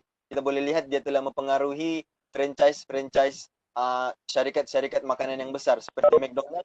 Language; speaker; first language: Malay; native; Malay